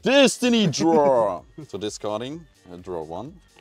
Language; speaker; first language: English; non-native, learner; German